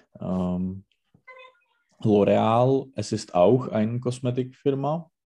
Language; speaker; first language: German; non-native, learner; Czech